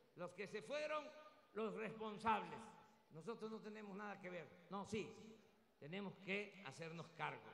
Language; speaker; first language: Spanish; native; Spanish